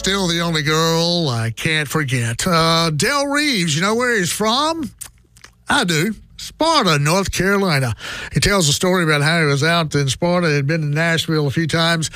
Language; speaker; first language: English; native; English